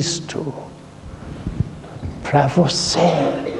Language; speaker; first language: Portuguese; non-native, fluent; English